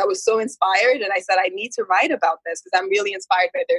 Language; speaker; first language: English; non-native, local second language; Igbo